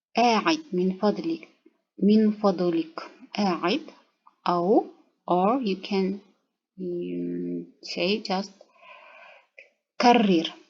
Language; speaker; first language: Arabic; non-native, learner; Kazakh